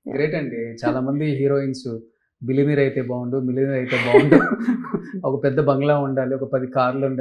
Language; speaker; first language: Telugu; native; Telugu